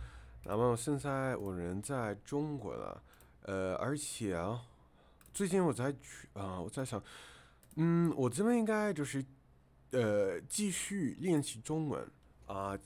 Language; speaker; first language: Chinese; non-native, fluent; English